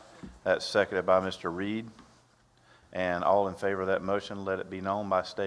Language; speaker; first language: English; native; English